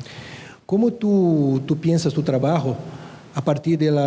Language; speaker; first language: Spanish; non-native, fluent; Portuguese